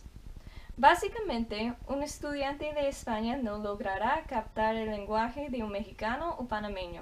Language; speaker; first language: Spanish; non-native, fluent; English